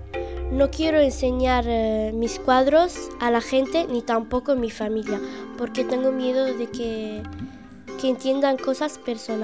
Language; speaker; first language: Spanish; non-native, local second language; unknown